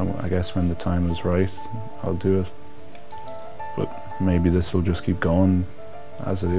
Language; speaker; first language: English; native; English